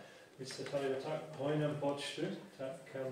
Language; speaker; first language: Czech; non-native, fluent; English